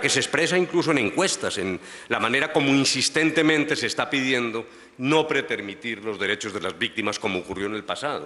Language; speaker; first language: Spanish; native; Spanish